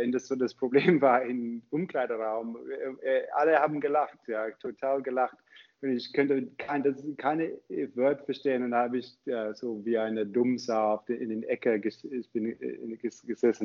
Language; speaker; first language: German; non-native, fluent; English